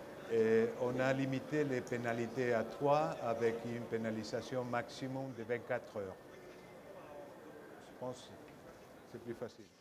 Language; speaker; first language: French; non-native, fluent; Spanish